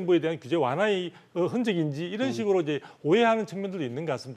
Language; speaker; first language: Korean; native; Korean